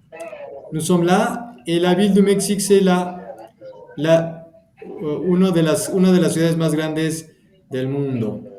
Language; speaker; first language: French; non-native, fluent; Spanish